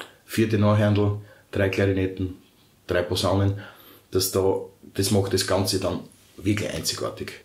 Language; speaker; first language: German; native; German